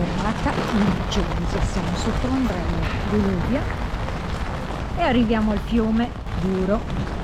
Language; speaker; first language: Italian; native; Italian